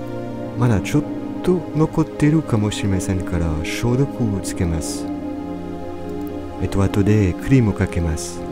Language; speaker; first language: Japanese; non-native, learner; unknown